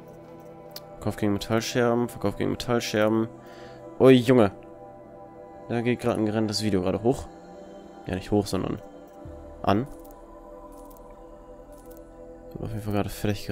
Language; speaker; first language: German; native; German